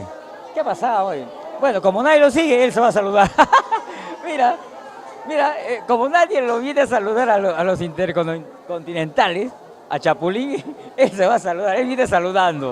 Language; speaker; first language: Spanish; native; Spanish